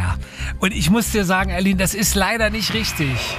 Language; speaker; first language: German; native; German